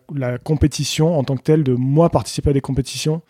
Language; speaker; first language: French; native; French